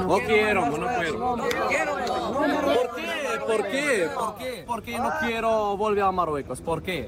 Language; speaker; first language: Spanish; non-native, learner; Arabic